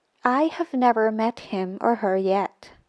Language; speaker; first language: English; non-native, local second language; Filipino